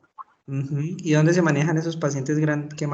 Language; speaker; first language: Spanish; native; Spanish